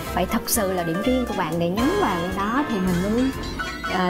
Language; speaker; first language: Vietnamese; native; Vietnamese